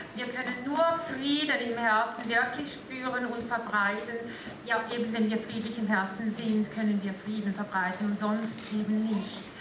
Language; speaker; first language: German; native; German